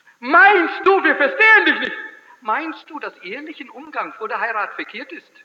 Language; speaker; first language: German; early bilingual, heritage; German